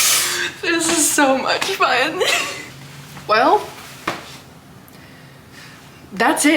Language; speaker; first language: English; native; English